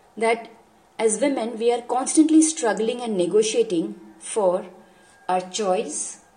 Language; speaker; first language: English; non-native, local second language; Hindi